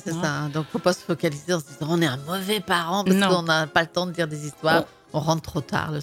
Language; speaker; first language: French; native; French